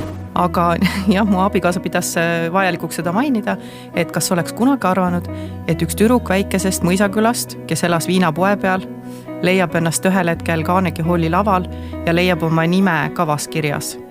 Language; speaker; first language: Estonian; native; Estonian